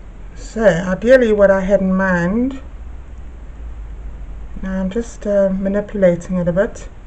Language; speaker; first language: English; native; English